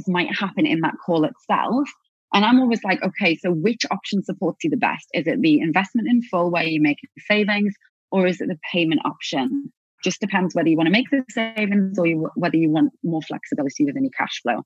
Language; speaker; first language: English; native; English